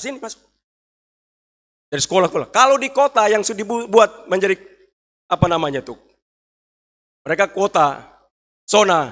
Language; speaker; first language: Indonesian; native; Indonesian